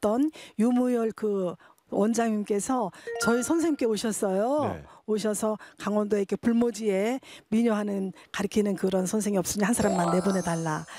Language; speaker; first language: Korean; native; Korean